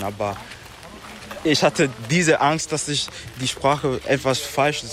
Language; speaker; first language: German; non-native, learner; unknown